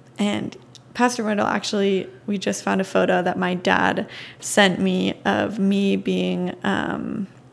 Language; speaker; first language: English; native; English